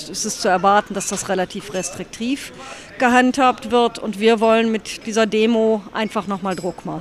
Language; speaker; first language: German; native; German